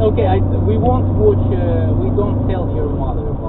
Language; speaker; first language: English; non-native, fluent; Russian